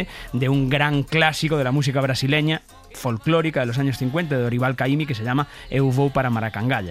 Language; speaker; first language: Spanish; native; Spanish